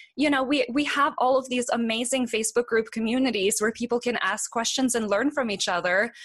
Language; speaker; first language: English; non-native, fluent; Norwegian